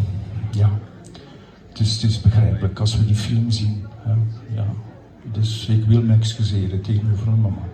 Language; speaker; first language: Dutch; early bilingual, other home language; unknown